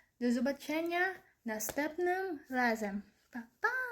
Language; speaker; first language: Polish; non-native, learner; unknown